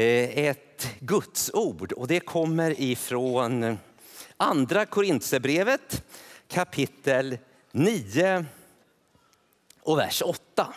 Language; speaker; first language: Swedish; native; Swedish